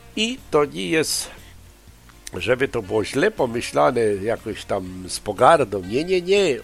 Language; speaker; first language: Polish; native; Polish